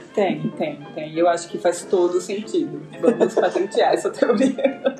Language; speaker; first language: Portuguese; native; Portuguese